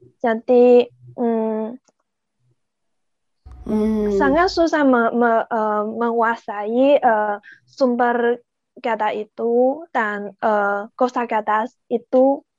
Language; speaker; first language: Indonesian; non-native, learner; Chinese